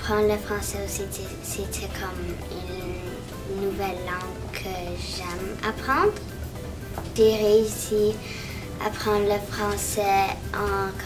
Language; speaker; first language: French; early bilingual, other home language; Spanish